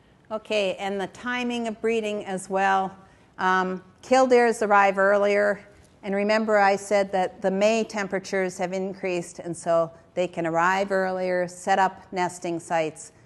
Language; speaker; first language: English; native; English